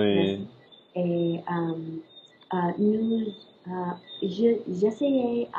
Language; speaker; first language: French; non-native, learner; English